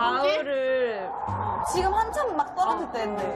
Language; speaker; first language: Korean; native; Korean